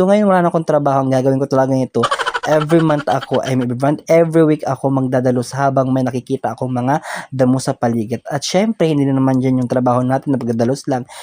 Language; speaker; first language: Filipino; non-native, local second language; Waray